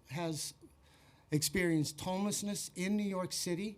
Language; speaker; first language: English; native; English